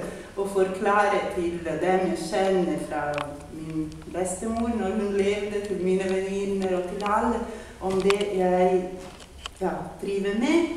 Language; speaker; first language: Norwegian; non-native, fluent; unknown